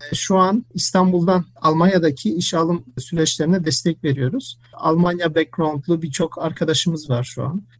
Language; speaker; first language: Turkish; early bilingual, heritage; Turkish